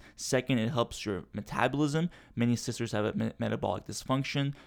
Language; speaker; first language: English; early bilingual, other home language; Turkish